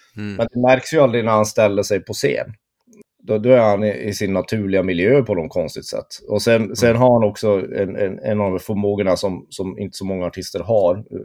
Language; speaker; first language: Swedish; native; Swedish